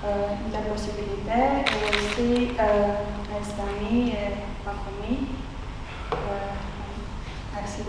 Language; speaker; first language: French; non-native, fluent; Armenian